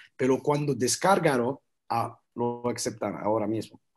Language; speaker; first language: Spanish; non-native, learner; French